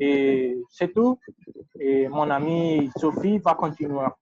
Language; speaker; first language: French; non-native, learner; Spanish